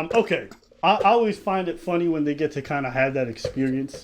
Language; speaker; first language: English; native; English